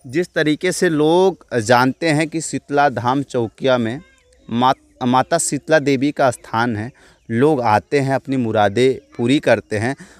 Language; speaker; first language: Hindi; native; Hindi